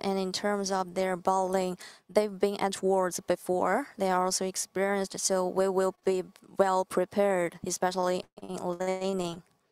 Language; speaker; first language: English; non-native, fluent; Chinese